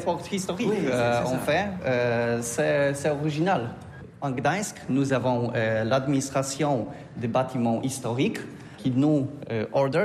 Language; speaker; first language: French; non-native, learner; Polish